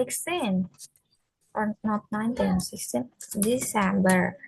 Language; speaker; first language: English; non-native, fluent; Indonesian